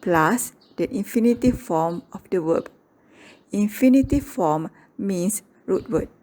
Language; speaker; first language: English; non-native, local second language; Malay